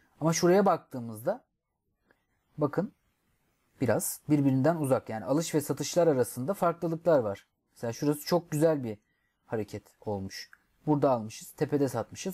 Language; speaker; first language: Turkish; native; Turkish